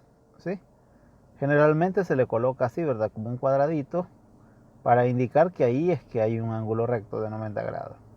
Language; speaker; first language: Spanish; native; Spanish